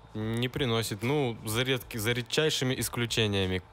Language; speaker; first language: Russian; native; Russian